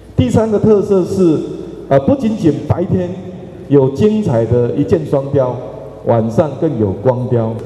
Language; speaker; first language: Chinese; native; Chinese